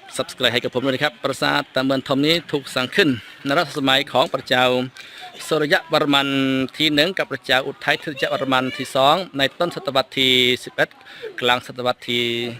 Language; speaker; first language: Thai; non-native, fluent; Khmer